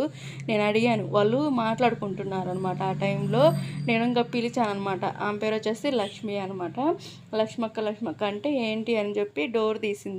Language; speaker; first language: Telugu; native; Telugu